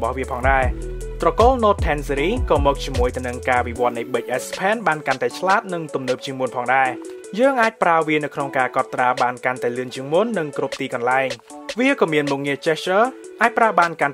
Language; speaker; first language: Khmer; native; Khmer